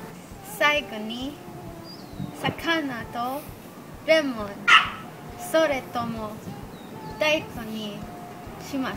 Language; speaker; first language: Japanese; non-native, learner; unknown